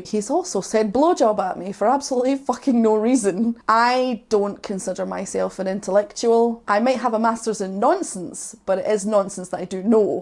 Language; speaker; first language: English; native; English